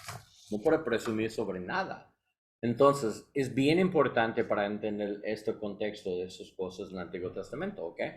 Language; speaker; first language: Spanish; non-native, learner; English